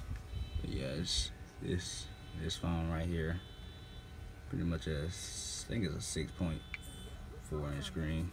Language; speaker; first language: English; native; English